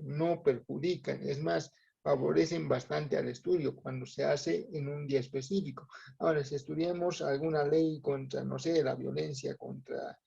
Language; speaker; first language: Spanish; native; Spanish